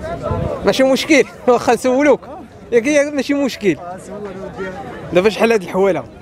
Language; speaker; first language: Arabic; native; Arabic